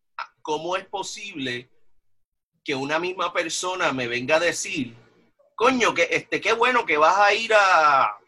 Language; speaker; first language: Spanish; native; Spanish